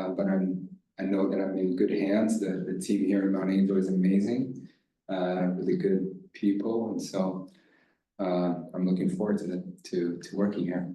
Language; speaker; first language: English; non-native, fluent; Portuguese